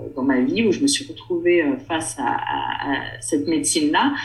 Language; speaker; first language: French; native; French